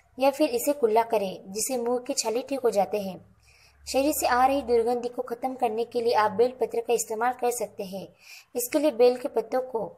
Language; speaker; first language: Hindi; non-native, local second language; Marathi